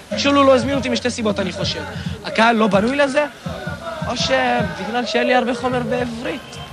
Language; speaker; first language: Hebrew; non-native, local second language; Arabic